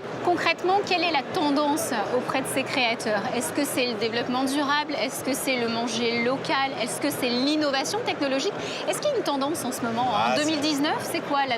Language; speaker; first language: French; native; French